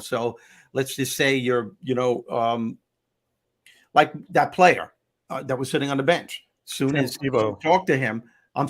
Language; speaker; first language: English; native; English